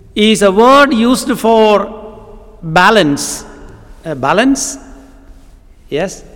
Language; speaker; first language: English; non-native, local second language; Malayalam